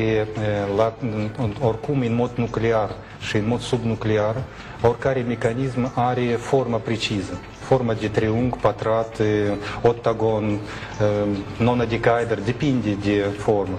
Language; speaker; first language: Romanian; non-native, learner; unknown